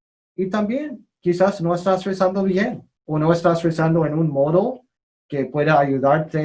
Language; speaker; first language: Spanish; non-native, learner; English